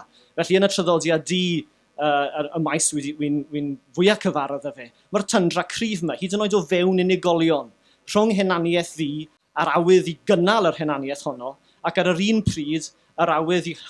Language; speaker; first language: Welsh; native; Welsh